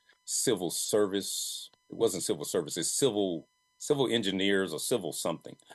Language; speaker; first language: English; native; English